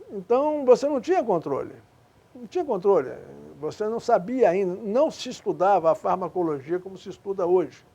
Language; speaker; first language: Portuguese; native; Portuguese